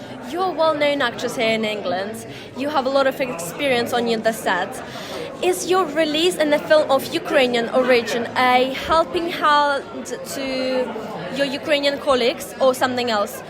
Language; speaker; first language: English; non-native, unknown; Ukrainian